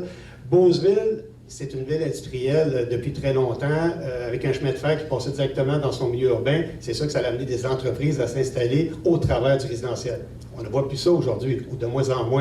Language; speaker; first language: French; native; French